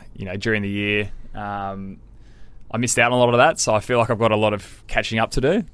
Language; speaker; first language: English; native; English